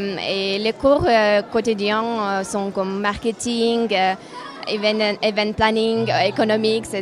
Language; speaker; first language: French; non-native, fluent; Russian